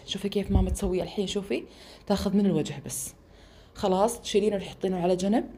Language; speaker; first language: Arabic; native; Arabic